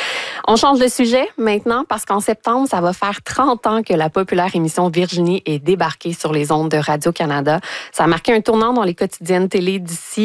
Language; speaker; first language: French; native; French